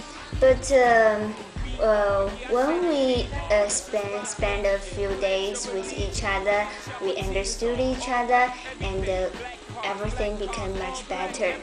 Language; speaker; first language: English; non-native, learner; Chinese